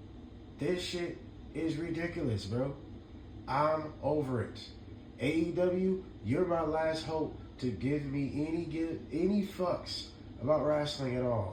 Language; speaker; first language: English; native; English